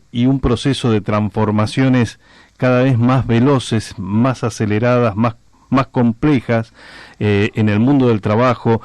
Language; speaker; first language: Spanish; native; Spanish